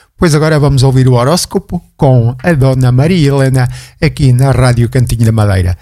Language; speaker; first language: Portuguese; native; Portuguese